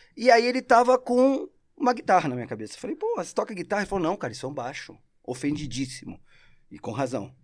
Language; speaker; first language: Portuguese; non-native, local second language; Spanish